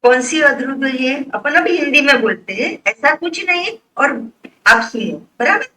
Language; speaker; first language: Hindi; non-native, local second language; Gujarati